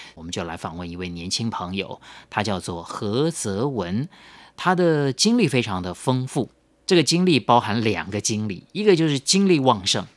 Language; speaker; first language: Chinese; native; Chinese